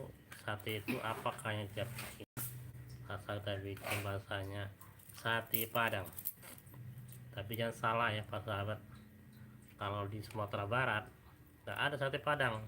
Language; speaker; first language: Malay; non-native, local second language; Minangkabau